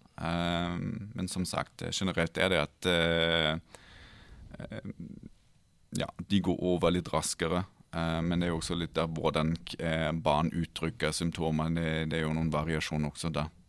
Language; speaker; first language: Norwegian; non-native, fluent; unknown